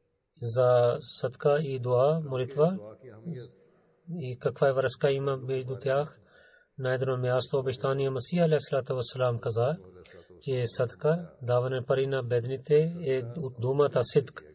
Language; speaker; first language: Bulgarian; non-native, learner; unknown